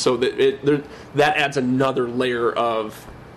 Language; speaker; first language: English; native; English